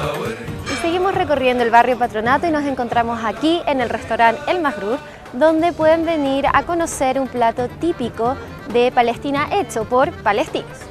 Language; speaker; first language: Spanish; native; Spanish